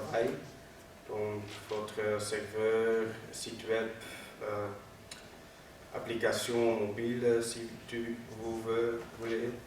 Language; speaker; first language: French; non-native, learner; Dutch